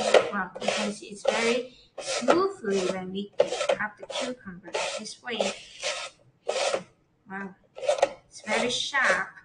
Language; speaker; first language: English; non-native, learner; Chinese